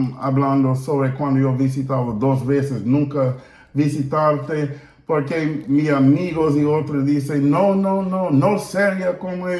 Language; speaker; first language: Spanish; non-native, learner; English